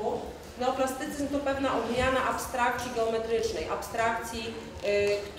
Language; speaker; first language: Polish; native; Polish